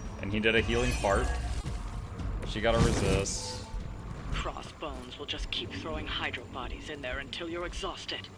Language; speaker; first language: English; native; English